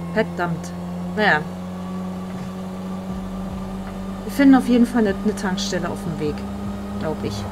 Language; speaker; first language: German; native; German